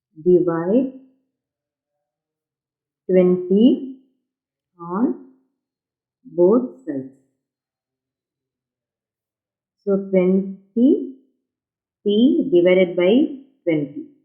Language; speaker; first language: English; non-native, local second language; Tamil